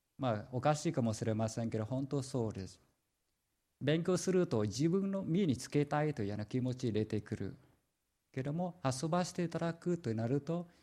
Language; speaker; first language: Japanese; non-native, fluent; Vietnamese